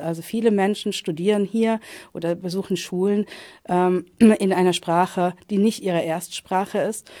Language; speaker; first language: German; native; German